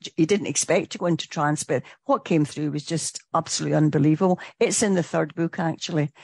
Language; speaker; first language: English; native; English